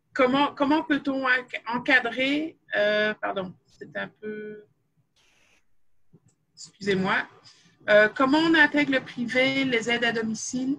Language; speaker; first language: French; native; French